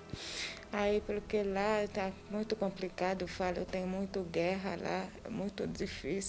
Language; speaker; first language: Portuguese; non-native, learner; Haitian Creole